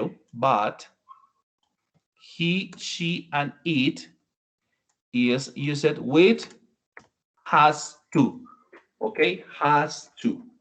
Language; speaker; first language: English; non-native, fluent; Spanish